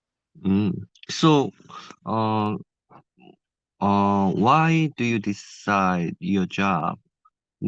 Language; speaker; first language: English; non-native, learner; Korean